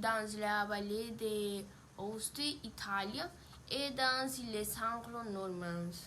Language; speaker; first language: French; non-native, learner; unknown